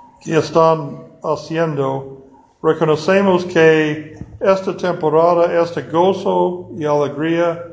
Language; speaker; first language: Spanish; non-native, fluent; English